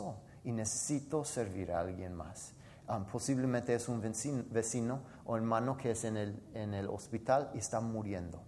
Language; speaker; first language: Spanish; non-native, fluent; English